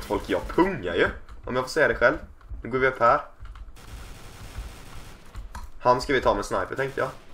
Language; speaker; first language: Swedish; native; Swedish